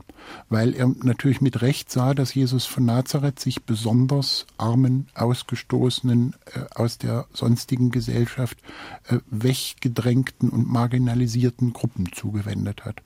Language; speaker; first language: German; native; German